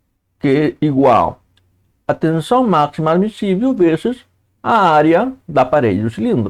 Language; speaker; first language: Portuguese; native; Portuguese